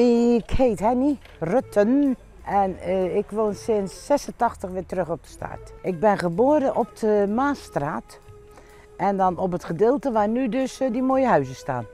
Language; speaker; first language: Dutch; native; Dutch